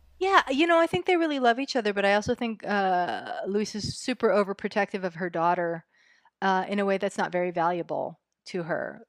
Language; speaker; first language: English; early bilingual, other home language; Spanish